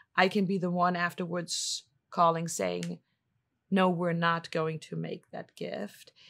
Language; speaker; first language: English; non-native, fluent; German